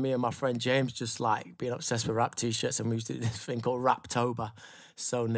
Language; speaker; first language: English; native; English